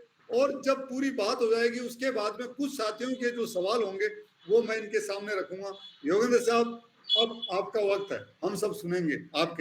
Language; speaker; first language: Hindi; native; Hindi